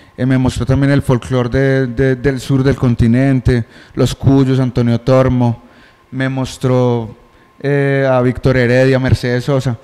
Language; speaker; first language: Spanish; native; Spanish